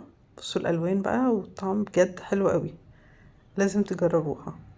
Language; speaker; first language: Arabic; native; Arabic